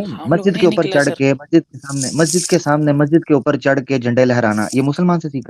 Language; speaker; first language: Hindi; native; Hindi